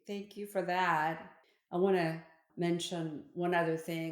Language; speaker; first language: English; early bilingual, other home language; Korean